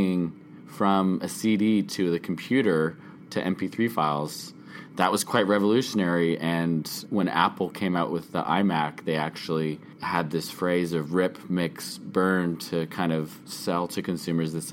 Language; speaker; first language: English; native; English